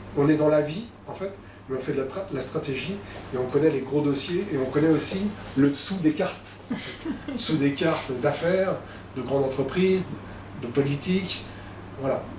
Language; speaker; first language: French; native; French